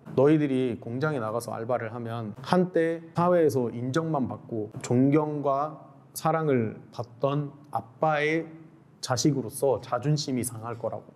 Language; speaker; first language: Korean; non-native, fluent; Arabic